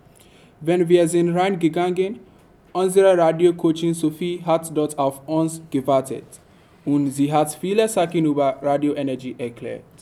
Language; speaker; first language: German; non-native, learner; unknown